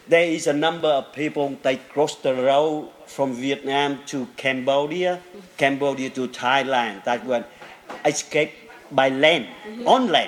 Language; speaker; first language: English; non-native, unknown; Vietnamese